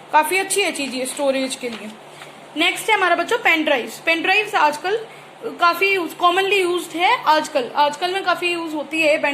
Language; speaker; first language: Hindi; native; Hindi